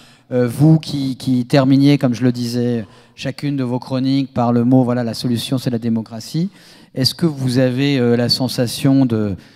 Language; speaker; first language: French; native; French